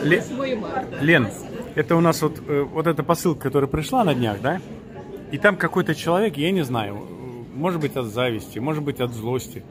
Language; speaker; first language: Russian; native; Russian